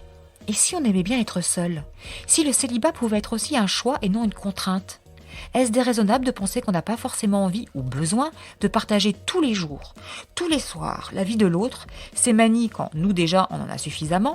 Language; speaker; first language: French; native; French